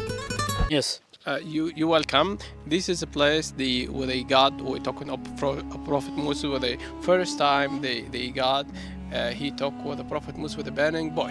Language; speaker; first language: English; non-native, learner; Arabic